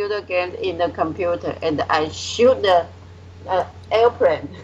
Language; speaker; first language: English; non-native, learner; Chinese